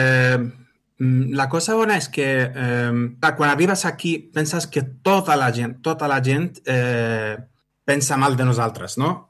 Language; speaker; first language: Catalan; non-native, fluent; Arabic